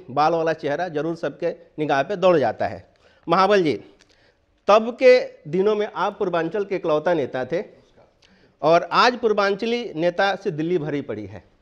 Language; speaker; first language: Hindi; native; Hindi